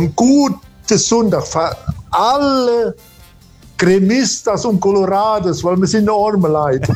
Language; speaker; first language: German; early bilingual, heritage; German